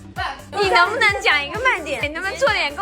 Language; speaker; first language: Chinese; native; Chinese